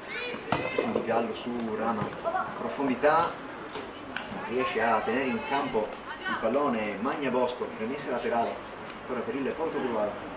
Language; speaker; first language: Italian; native; Italian